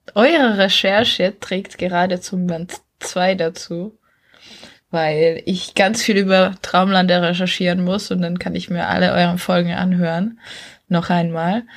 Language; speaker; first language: German; non-native, fluent; Czech